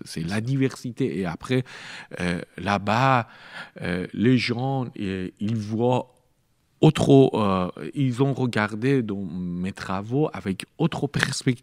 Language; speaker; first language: French; non-native, learner; Persian